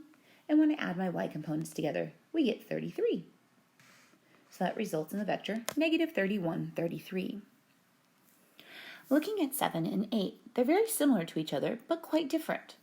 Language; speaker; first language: English; native; English